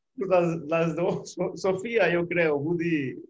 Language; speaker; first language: Spanish; native; Spanish